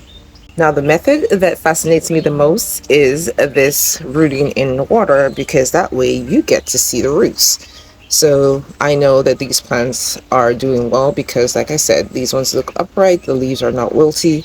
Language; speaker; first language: English; native; English